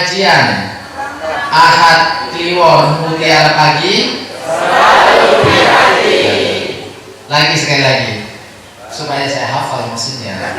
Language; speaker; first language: Indonesian; non-native, local second language; Javanese